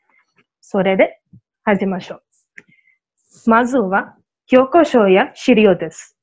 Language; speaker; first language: Japanese; non-native, learner; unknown